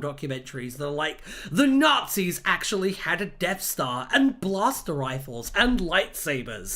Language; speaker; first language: English; native; English